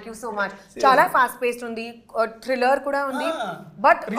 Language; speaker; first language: Telugu; non-native, learner; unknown